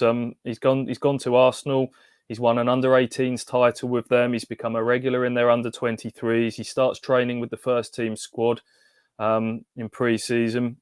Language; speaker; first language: English; native; English